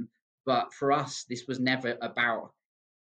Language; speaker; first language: English; native; English